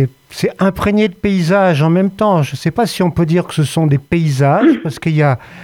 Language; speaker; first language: French; native; French